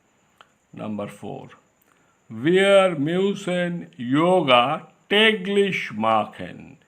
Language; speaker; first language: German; non-native, fluent; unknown